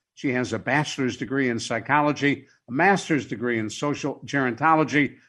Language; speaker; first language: English; native; English